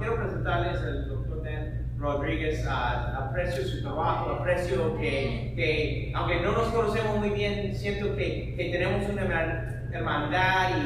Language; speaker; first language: Spanish; non-native, fluent; English